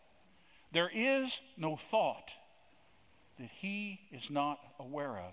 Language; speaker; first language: English; native; English